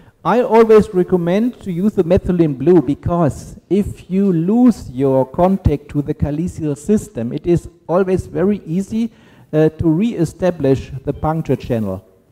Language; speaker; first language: English; non-native, fluent; German